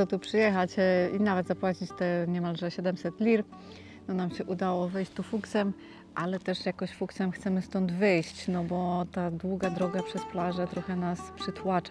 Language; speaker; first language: Polish; native; Polish